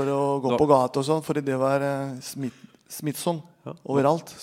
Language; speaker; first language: Norwegian; non-native, fluent; Spanish